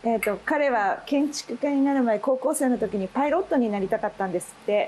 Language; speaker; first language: Japanese; native; Japanese